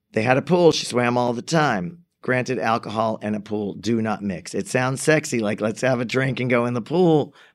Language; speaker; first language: English; native; English